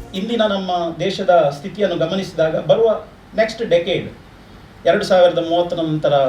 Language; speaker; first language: Kannada; non-native, local second language; Konkani